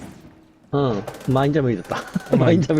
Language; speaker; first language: Japanese; native; Japanese